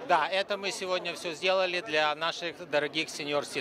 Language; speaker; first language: Russian; native; Russian